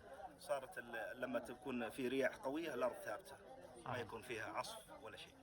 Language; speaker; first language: Arabic; native; Arabic